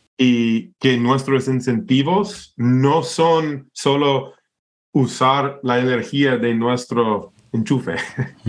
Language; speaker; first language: Spanish; non-native, fluent; English